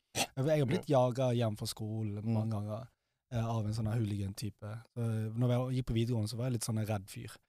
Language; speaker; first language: Norwegian; early bilingual, other home language; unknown